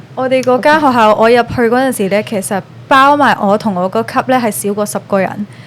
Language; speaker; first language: Cantonese; early bilingual, other home language; Urdu